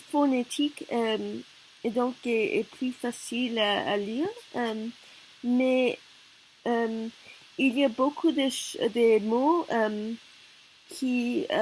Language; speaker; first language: French; non-native, learner; Korean